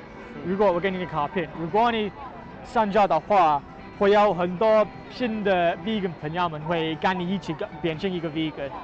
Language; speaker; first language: Chinese; non-native, learner; English